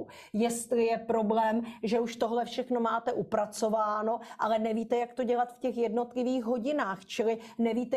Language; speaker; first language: Czech; native; Czech